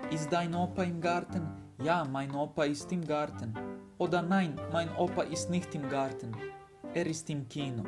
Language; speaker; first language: German; non-native, fluent; Serbian